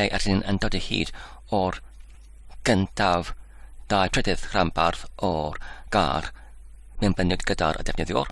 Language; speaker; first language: Welsh; non-native, learner; Polish